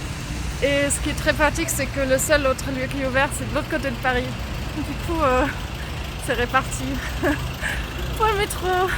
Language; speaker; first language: French; non-native, fluent; German